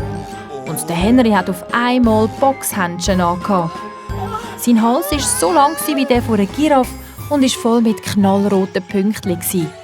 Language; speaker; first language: German; native; German